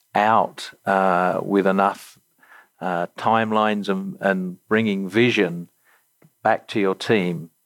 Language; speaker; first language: English; native; English